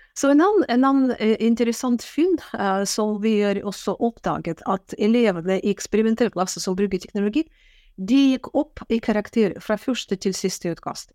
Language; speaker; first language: Norwegian; non-native, fluent; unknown